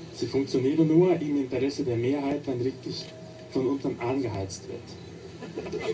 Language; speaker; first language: German; non-native, fluent; Portuguese